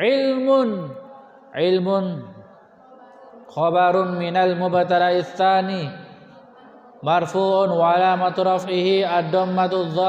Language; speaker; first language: Arabic; non-native, fluent; Indonesian